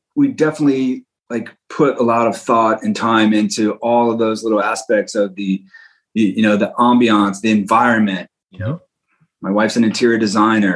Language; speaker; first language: English; native; English